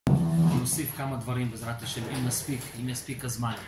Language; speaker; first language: Hebrew; non-native, fluent; Russian